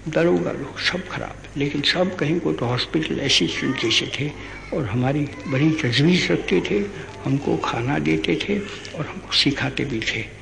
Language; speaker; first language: Hindi; non-native, local second language; Gujarati